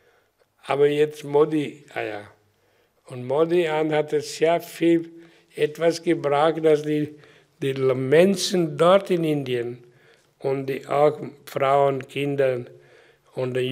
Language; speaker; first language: German; non-native, learner; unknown